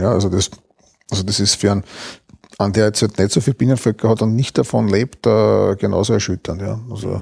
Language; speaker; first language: German; native; German